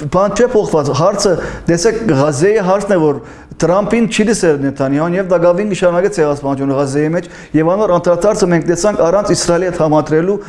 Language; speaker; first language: Armenian; early bilingual, heritage; Armenian